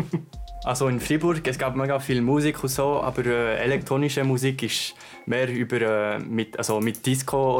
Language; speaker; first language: German; non-native, local second language; French